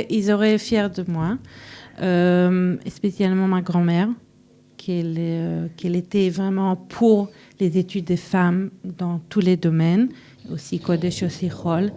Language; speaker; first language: French; early bilingual, heritage; French